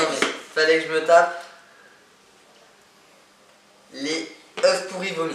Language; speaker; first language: French; native; French